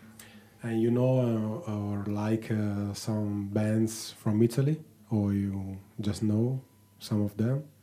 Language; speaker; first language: English; non-native, learner; Italian